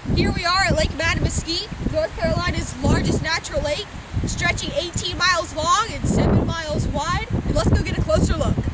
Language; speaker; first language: English; native; English